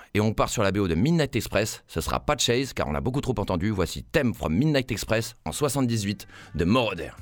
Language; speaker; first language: French; native; French